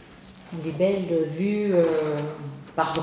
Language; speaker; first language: French; native; French